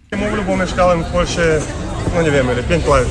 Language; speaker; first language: Polish; non-native, learner; Ukrainian